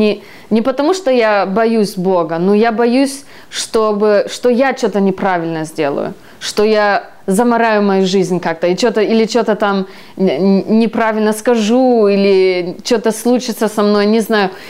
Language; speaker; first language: Russian; early bilingual, heritage; Russian